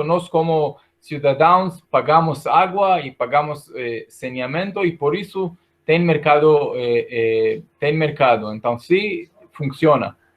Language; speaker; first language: Portuguese; non-native, fluent; Hebrew